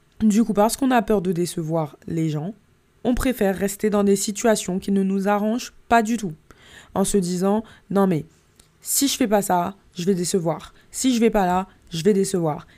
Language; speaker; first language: French; native; French